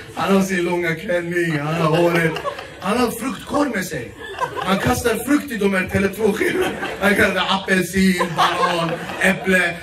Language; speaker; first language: Swedish; early bilingual, other home language; Kurdish